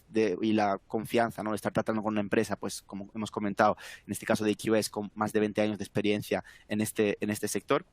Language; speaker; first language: Spanish; native; Spanish